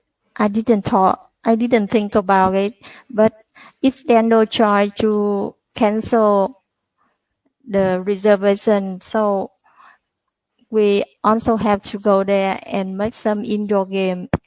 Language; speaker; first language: English; non-native, learner; Vietnamese